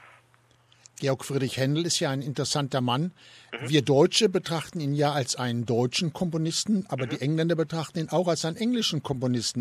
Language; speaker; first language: German; native; German